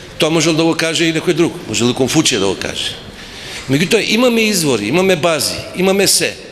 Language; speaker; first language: Macedonian; non-native, local second language; Albanian